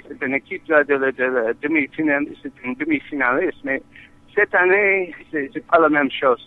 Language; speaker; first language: French; non-native, learner; English